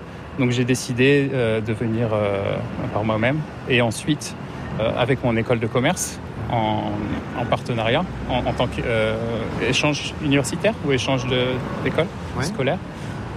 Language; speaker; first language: French; native; French